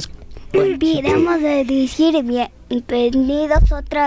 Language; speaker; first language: Spanish; early bilingual, other home language; French